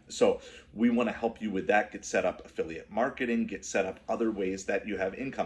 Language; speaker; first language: English; native; English